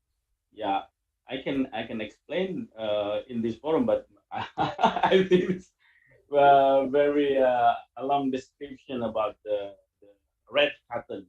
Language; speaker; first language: English; non-native, learner; Indonesian